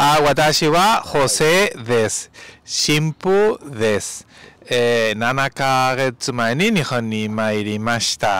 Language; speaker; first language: Japanese; non-native, learner; Spanish